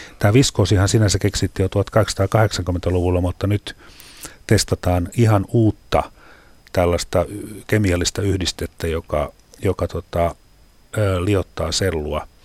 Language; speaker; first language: Finnish; native; Finnish